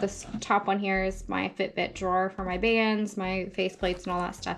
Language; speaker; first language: English; native; English